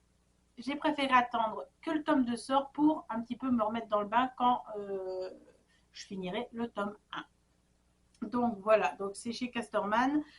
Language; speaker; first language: French; native; French